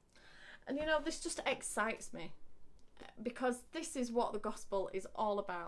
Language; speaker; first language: English; native; English